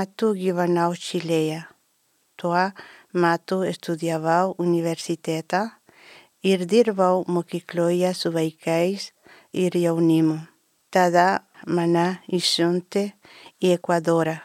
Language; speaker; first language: Lithuanian; non-native, learner; Spanish